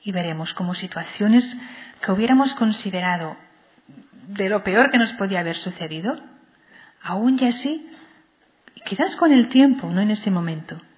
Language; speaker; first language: Spanish; non-native, local second language; Catalan